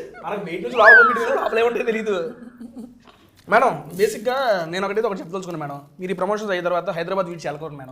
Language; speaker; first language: Telugu; native; Telugu